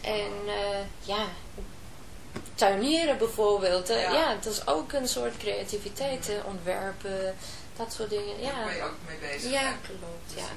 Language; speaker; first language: Dutch; non-native, fluent; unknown